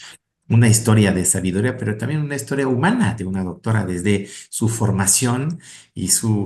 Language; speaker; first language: Spanish; native; Spanish